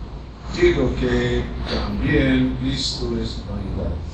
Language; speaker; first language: Spanish; non-native, learner; Portuguese